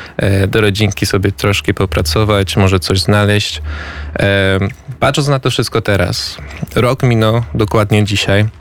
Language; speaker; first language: Polish; early bilingual, heritage; Polish